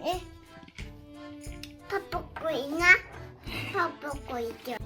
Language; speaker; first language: Korean; early bilingual, heritage; Korean